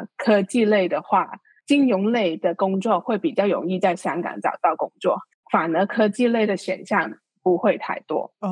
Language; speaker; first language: Chinese; non-native, local second language; Cantonese